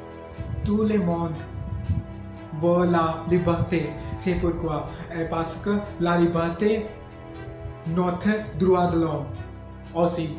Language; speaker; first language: French; non-native, learner; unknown